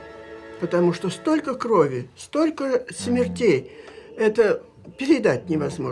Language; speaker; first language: Russian; native; Russian